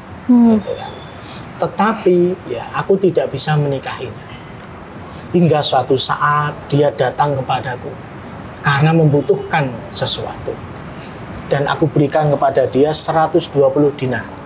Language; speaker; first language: Indonesian; native; Indonesian